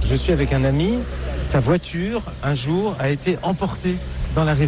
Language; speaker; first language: French; native; French